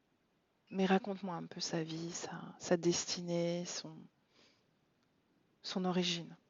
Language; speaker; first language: French; native; French